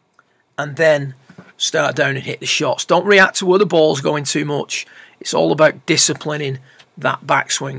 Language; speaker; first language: English; native; English